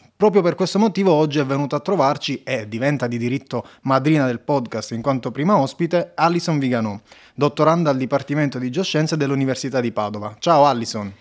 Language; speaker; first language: Italian; native; Italian